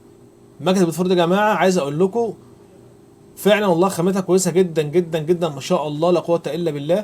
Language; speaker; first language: Arabic; native; Arabic